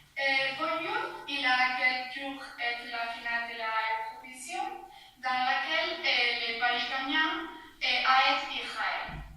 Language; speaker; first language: French; non-native, learner; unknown